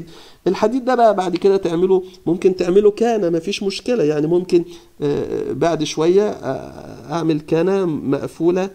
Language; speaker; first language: Arabic; native; Arabic